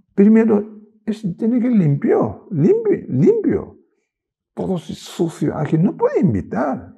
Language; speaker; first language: Spanish; non-native, learner; Tibetan